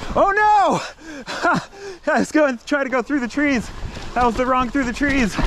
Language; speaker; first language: English; native; English